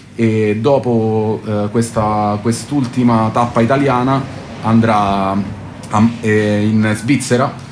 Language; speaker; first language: Italian; native; Italian